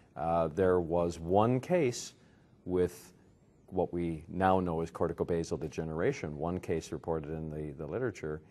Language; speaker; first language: English; native; English